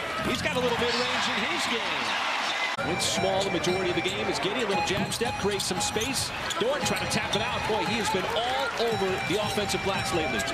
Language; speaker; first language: English; native; English